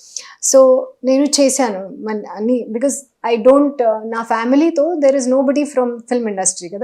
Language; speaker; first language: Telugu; non-native, learner; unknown